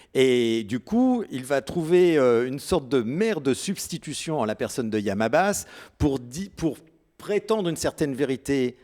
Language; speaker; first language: French; native; French